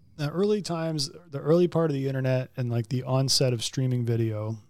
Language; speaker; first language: English; native; English